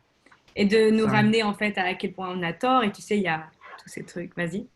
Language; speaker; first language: French; native; French